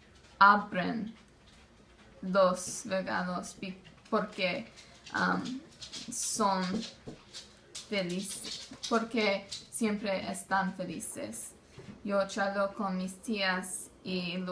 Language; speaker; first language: Spanish; non-native, learner; English